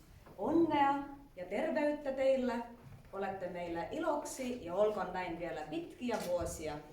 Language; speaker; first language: Finnish; non-native, fluent; Estonian